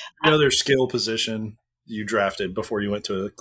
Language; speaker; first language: English; native; English